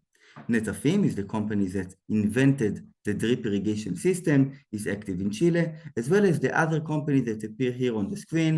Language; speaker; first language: English; non-native, fluent; Hebrew